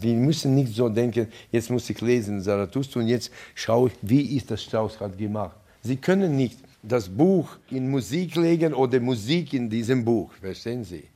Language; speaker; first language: German; non-native, fluent; Latvian